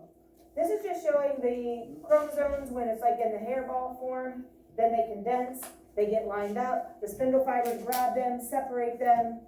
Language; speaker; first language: English; native; English